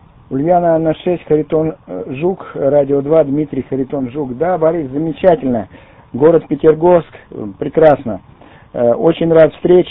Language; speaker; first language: Russian; native; Russian